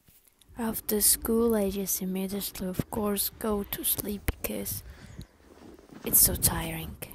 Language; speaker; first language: English; non-native, learner; Azerbaijani